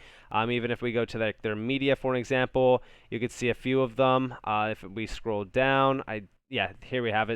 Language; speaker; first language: English; native; English